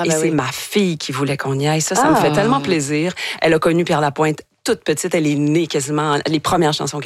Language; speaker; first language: French; native; French